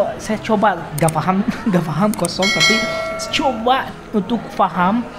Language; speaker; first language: Indonesian; non-native, learner; Arabic